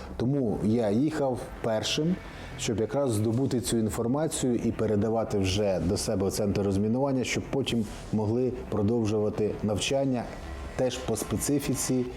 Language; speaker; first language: Ukrainian; native; Ukrainian